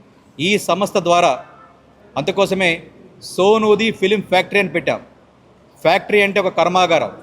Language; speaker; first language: Telugu; native; Telugu